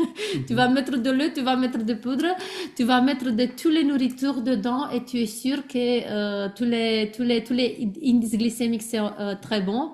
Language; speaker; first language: French; non-native, learner; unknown